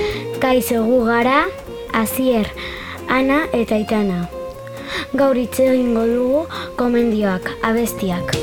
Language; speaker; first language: Basque; non-native, local second language; Spanish